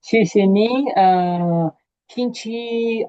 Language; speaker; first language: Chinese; non-native, fluent; Spanish